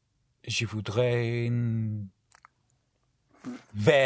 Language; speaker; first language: French; non-native, learner; English